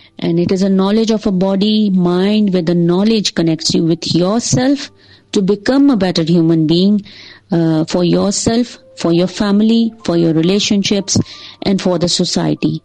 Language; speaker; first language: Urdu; non-native, local second language; Sindhi